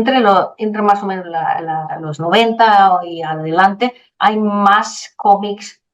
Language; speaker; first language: Spanish; non-native, fluent; Danish